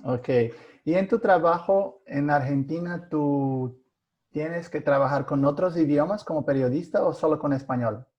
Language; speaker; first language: Spanish; non-native, fluent; Portuguese